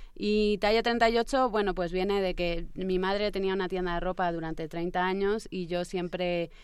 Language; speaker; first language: Spanish; native; Spanish